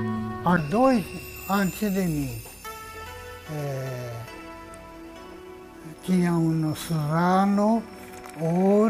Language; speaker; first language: Portuguese; non-native, learner; Japanese